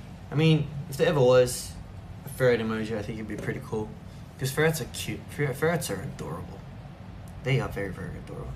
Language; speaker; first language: English; early bilingual, other home language; Korean